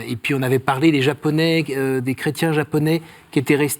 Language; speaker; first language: French; native; French